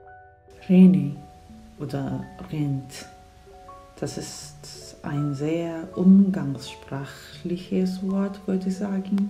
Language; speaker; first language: German; non-native, fluent; Korean